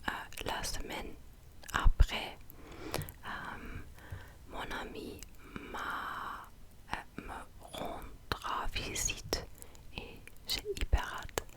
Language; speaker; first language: French; non-native, fluent; English